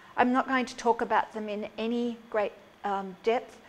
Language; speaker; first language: English; native; English